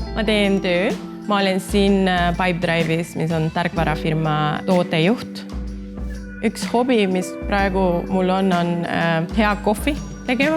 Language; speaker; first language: Estonian; non-native, learner; Spanish